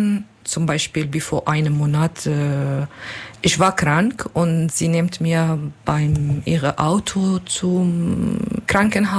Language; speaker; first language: German; non-native, learner; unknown